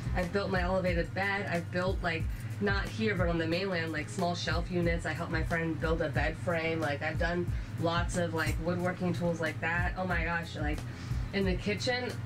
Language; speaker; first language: English; native; English